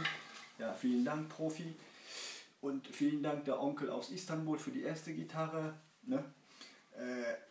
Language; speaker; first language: German; early bilingual, other home language; Kurdish